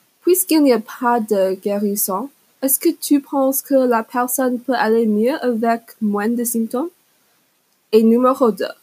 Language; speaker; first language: French; non-native, learner; English